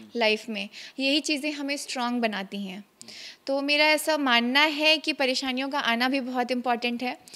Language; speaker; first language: Hindi; native; Hindi